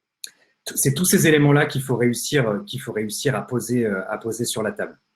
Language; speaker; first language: French; native; French